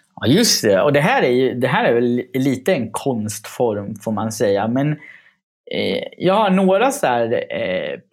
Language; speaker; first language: Swedish; native; Swedish